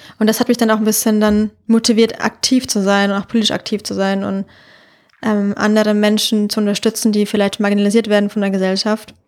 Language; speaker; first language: German; native; German